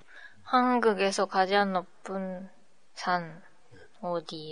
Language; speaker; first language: Korean; non-native, learner; Japanese